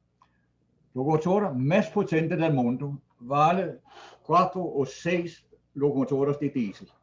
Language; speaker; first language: Spanish; non-native, fluent; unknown